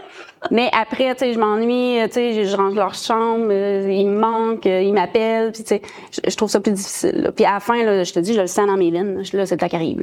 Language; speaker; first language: French; native; French